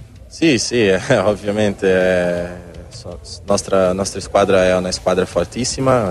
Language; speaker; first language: Italian; non-native, learner; Portuguese